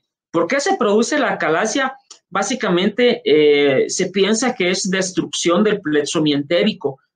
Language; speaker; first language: Spanish; native; Spanish